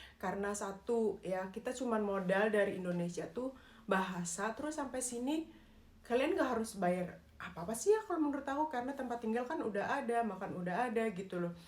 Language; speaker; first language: Indonesian; native; Indonesian